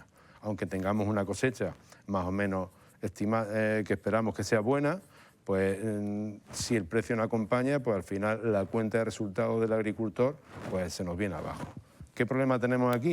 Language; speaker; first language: Spanish; native; Spanish